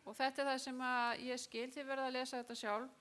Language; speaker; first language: Icelandic; non-native, fluent; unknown